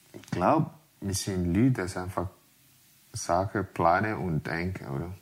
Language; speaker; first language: German; non-native, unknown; Yoruba